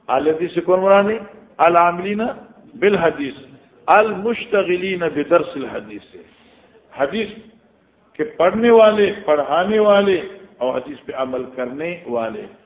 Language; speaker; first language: Urdu; non-native, local second language; Northern Hindko